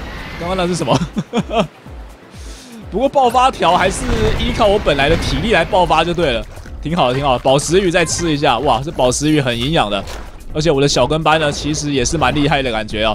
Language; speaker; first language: Chinese; native; Chinese